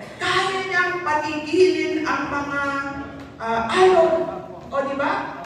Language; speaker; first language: Filipino; non-native, local second language; Iloko